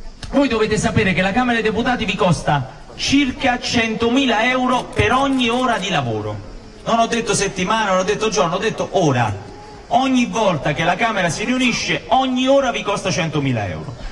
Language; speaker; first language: Italian; native; Italian